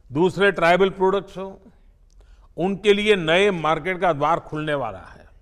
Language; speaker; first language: Hindi; non-native, local second language; Gujarati